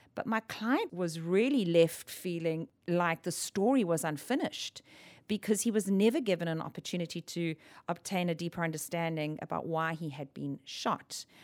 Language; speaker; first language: English; native; English